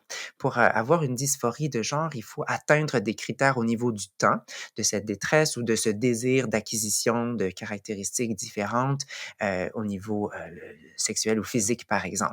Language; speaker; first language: French; native; French